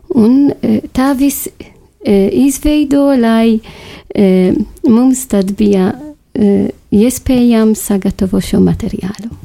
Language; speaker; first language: Latvian; non-native, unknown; Maltese